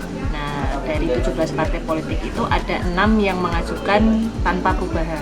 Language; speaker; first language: Indonesian; native; Indonesian